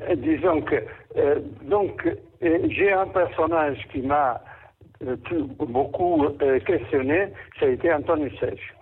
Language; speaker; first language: French; non-native, fluent; Portuguese